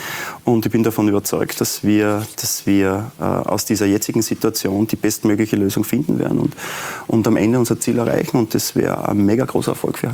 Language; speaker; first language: German; native; German